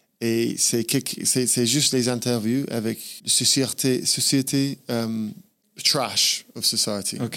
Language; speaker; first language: French; non-native, fluent; English